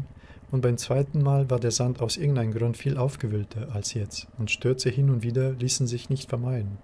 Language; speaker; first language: German; native; German